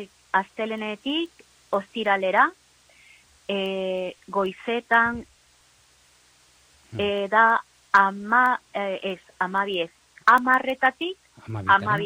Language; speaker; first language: Basque; non-native, learner; Spanish